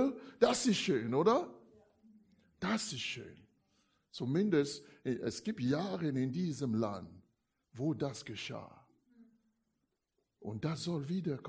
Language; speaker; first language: German; non-native, fluent; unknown